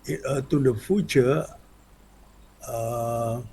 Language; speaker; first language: English; non-native, learner; Indonesian